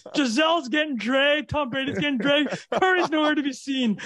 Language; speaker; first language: English; native; English